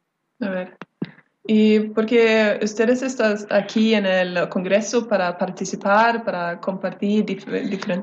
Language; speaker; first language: Spanish; non-native, learner; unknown